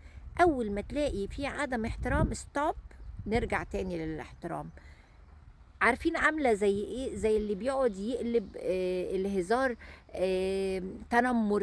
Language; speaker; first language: Arabic; native; Arabic